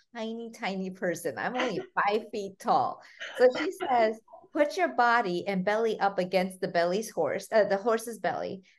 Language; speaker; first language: English; early bilingual, other home language; Armenian